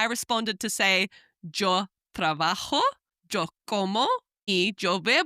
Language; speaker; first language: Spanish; non-native, fluent; English